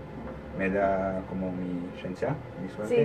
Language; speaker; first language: Spanish; non-native, learner; French